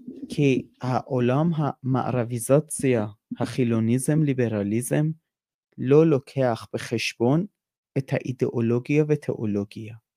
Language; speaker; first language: Hebrew; non-native, fluent; Persian